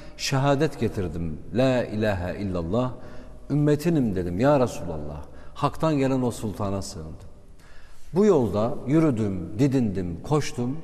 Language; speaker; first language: Turkish; non-native, local second language; Kurdish